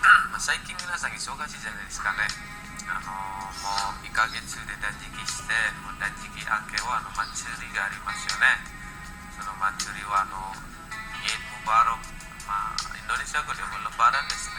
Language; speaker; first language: Japanese; non-native, fluent; Indonesian